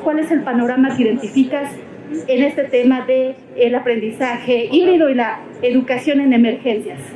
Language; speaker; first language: Spanish; native; Spanish